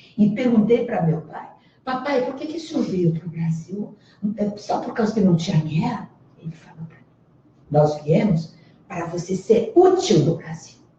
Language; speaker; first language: Portuguese; early bilingual, other home language; Korean